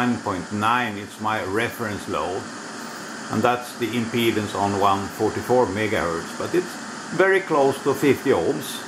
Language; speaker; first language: English; non-native, fluent; Swedish